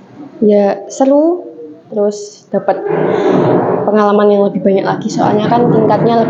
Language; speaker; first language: Indonesian; non-native, local second language; Javanese